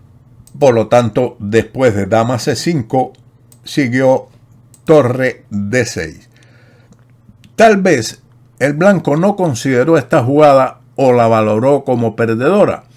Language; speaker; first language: Spanish; native; Spanish